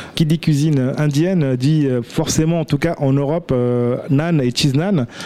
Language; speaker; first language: French; early bilingual, other home language; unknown